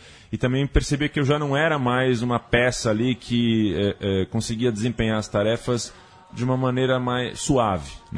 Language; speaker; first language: Portuguese; native; Portuguese